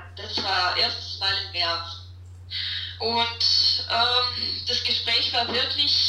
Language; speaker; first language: German; non-native, fluent; Russian